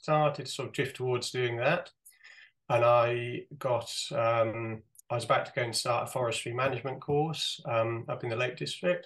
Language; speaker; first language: English; native; English